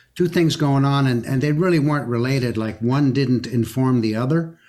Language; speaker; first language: English; early bilingual, other home language; French